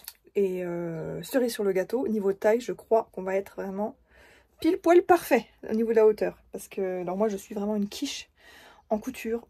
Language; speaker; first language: French; native; French